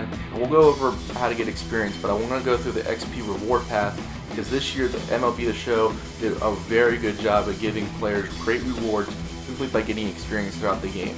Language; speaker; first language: English; native; English